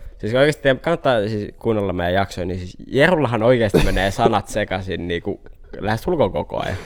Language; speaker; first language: Finnish; native; Finnish